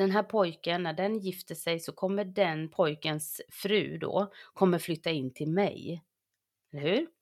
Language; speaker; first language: Swedish; native; Swedish